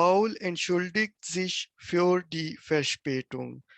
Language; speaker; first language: German; non-native, fluent; Urdu